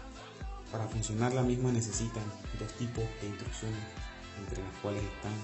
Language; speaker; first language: Spanish; native; Spanish